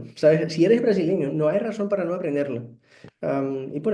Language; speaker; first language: Spanish; non-native, fluent; Portuguese